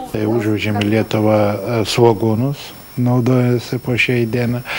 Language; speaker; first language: Lithuanian; non-native, local second language; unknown